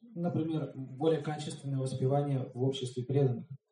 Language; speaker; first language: Russian; native; Russian